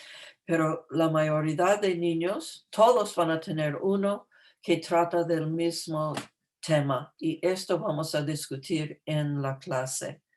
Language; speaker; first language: Spanish; non-native, fluent; English